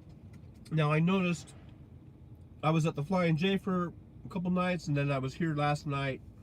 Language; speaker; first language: English; native; English